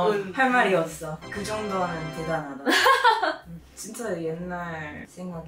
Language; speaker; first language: Korean; non-native, fluent; English